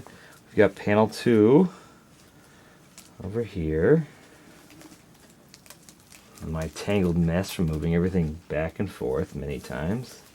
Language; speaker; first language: English; native; English